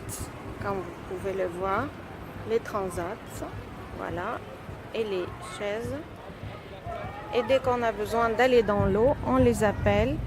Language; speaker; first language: French; native; French